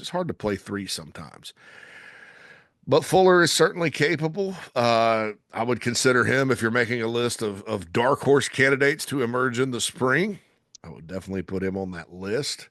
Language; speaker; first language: English; native; English